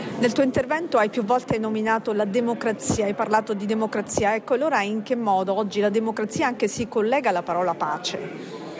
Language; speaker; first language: Italian; native; Italian